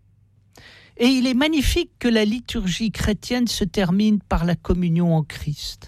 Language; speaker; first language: French; native; French